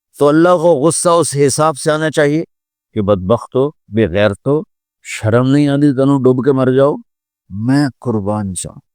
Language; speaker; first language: Urdu; non-native, local second language; Punjabi